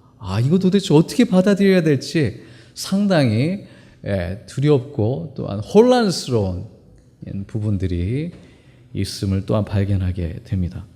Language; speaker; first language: Korean; native; Korean